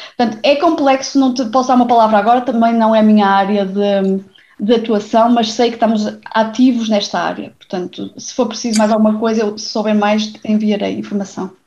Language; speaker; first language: Portuguese; native; Portuguese